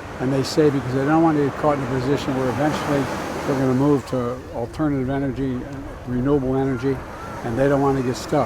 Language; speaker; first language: English; native; English